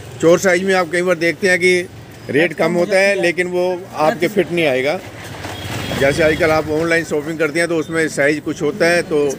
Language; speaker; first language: Hindi; non-native, local second language; Punjabi